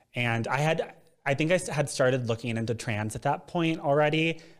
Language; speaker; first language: English; native; English